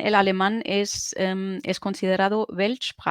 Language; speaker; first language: Spanish; non-native, fluent; German